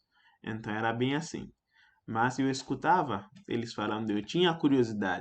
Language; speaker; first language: Portuguese; non-native, fluent; French